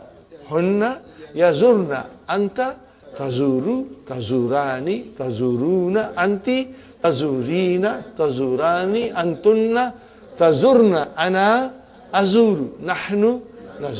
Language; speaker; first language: Arabic; non-native, fluent; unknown